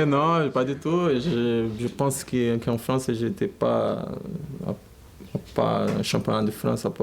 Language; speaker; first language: French; non-native, learner; Portuguese